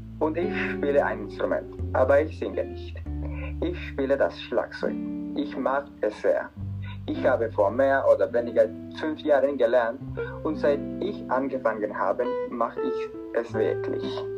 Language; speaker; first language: German; non-native, learner; Spanish